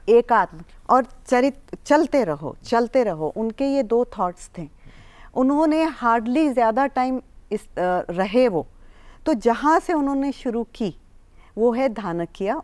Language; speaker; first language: Hindi; non-native, local second language; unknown